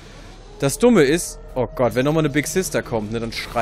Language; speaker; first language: German; native; German